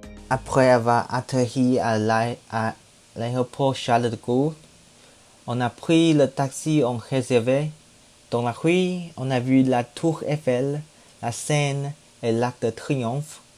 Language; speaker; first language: French; non-native, learner; Chinese